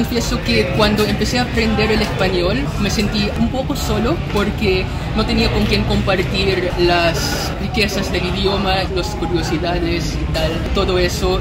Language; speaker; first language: Spanish; non-native, fluent; Filipino